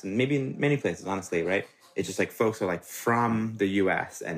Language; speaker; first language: English; non-native, local second language; Cantonese